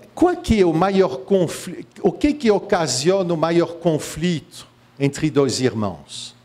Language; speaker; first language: Portuguese; non-native, fluent; French